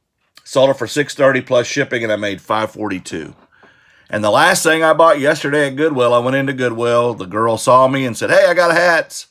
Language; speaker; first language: English; native; English